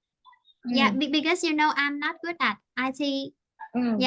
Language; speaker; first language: English; non-native, fluent; Vietnamese